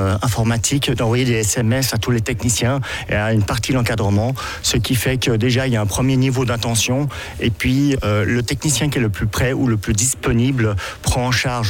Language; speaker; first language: French; native; French